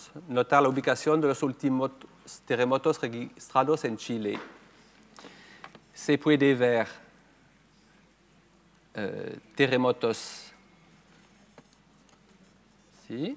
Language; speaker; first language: Spanish; non-native, fluent; French